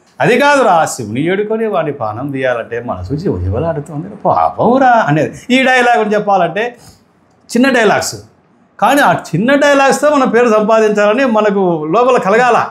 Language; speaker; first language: Telugu; native; Telugu